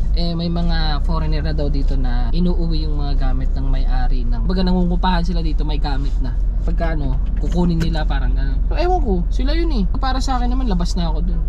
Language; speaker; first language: Filipino; native; Filipino